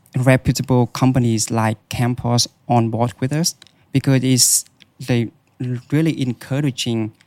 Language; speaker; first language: English; non-native, fluent; Vietnamese